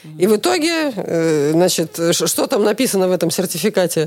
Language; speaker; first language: Russian; native; Russian